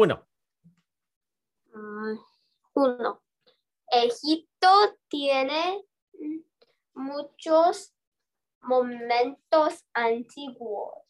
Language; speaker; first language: Spanish; non-native, learner; English